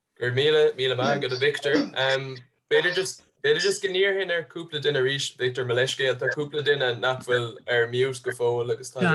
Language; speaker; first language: Irish; native; Irish